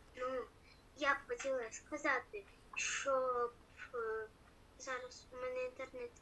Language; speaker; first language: Ukrainian; non-native, local second language; Russian